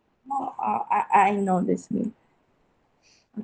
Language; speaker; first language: English; non-native, learner; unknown